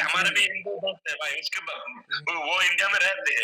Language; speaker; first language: Hindi; non-native, learner; Bangla